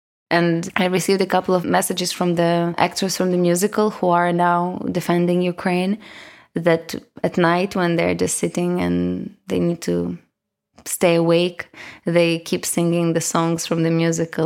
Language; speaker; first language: English; non-native, fluent; Russian